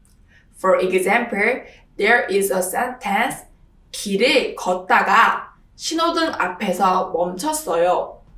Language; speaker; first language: English; non-native, fluent; Korean